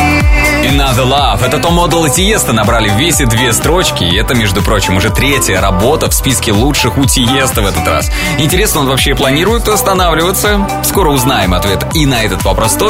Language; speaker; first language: Russian; native; Russian